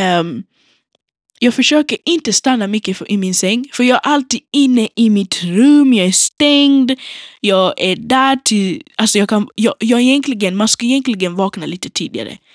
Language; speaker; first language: Swedish; non-native, local second language; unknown